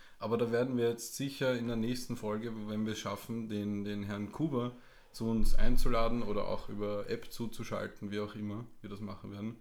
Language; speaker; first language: German; native; German